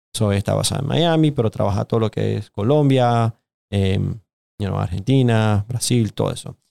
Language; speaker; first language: Spanish; native; Spanish